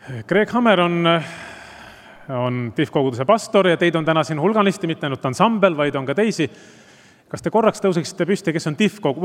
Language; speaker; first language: Estonian; native; Estonian